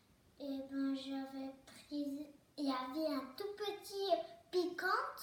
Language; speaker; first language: French; early bilingual, other home language; Turkish